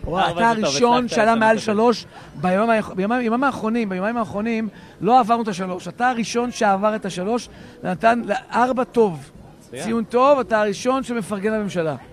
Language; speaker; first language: Hebrew; native; Hebrew